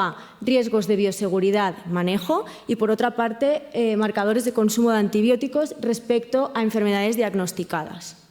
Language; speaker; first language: Spanish; native; Spanish